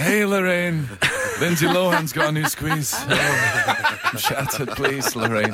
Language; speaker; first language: English; native; English